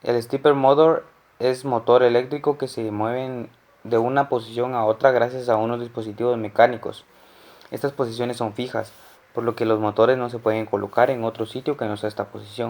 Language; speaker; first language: Spanish; native; Spanish